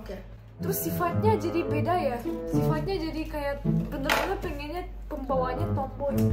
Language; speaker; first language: Indonesian; early bilingual, other home language; Russian